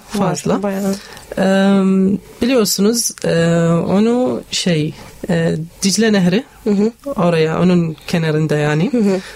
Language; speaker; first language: Turkish; non-native, learner; Arabic